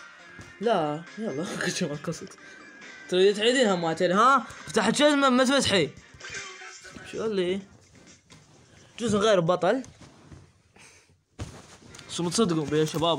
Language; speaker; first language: Arabic; native; Arabic